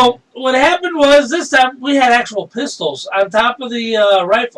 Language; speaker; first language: English; native; English